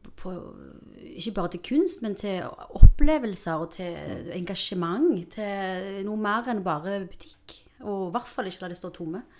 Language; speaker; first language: Norwegian; early bilingual, other home language; Spanish